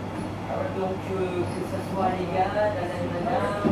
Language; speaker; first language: French; native; French